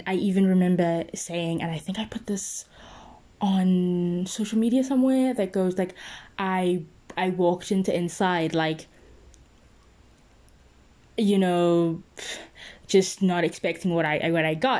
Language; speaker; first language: English; non-native, local second language; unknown